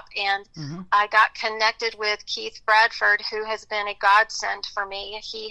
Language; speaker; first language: English; native; English